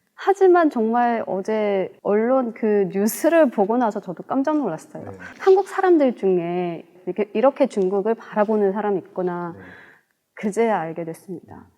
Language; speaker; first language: Korean; non-native, fluent; Chinese